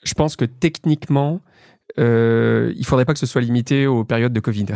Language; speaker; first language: French; native; French